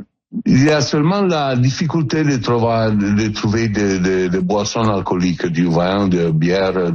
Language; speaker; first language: French; non-native, learner; Italian